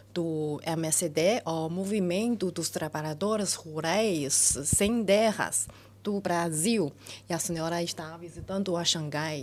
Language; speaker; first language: Portuguese; non-native, fluent; Chinese